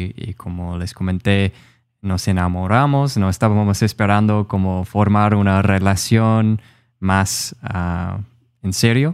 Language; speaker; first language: Spanish; non-native, fluent; English